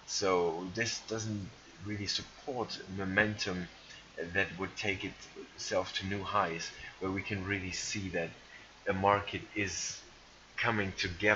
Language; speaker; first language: English; non-native, fluent; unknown